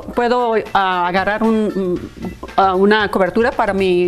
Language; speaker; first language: Spanish; native; Spanish